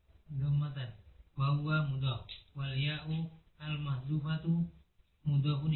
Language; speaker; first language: Arabic; non-native, learner; Indonesian